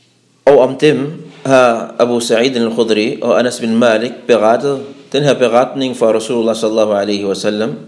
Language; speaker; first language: Danish; early bilingual, other home language; Arabic